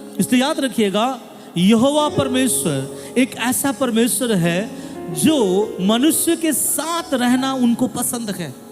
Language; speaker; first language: Hindi; non-native, local second language; Bangla